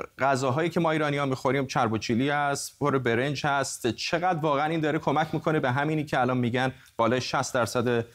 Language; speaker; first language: Persian; native; Persian